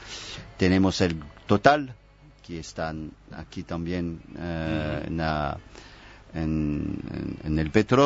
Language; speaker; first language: Portuguese; non-native, fluent; French